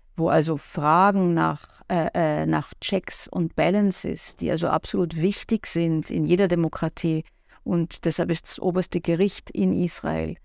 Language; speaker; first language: German; native; German